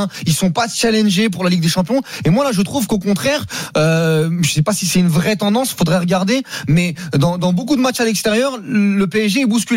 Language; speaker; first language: French; native; French